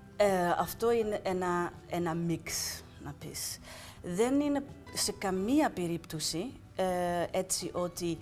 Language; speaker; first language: Greek; non-native, fluent; Dutch